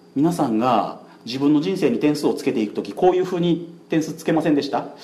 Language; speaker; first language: Japanese; native; Japanese